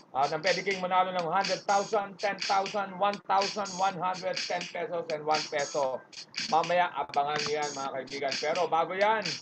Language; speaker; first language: Filipino; native; Filipino